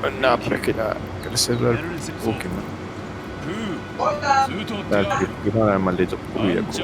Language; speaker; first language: Spanish; native; Spanish